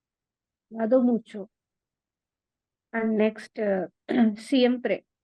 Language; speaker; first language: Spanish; non-native, learner; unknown